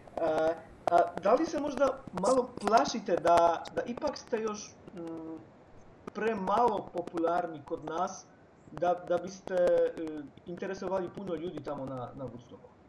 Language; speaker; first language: Serbian; non-native, fluent; Polish